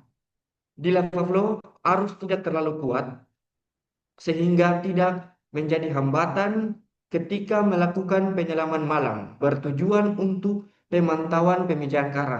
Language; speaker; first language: Indonesian; native; Indonesian